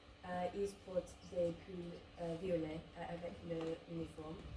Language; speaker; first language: French; non-native, learner; English